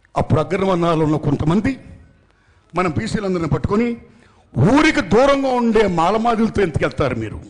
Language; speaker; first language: Telugu; native; Telugu